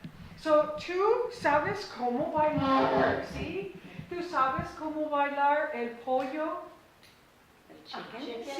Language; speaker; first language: Spanish; non-native, fluent; English